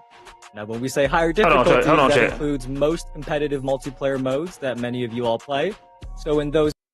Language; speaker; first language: English; native; English